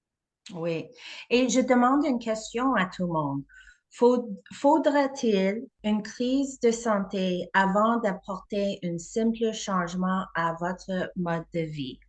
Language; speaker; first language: French; non-native, learner; English